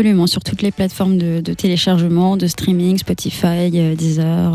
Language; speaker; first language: French; native; French